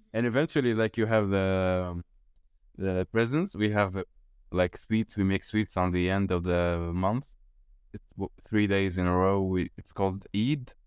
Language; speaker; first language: English; non-native, fluent; Arabic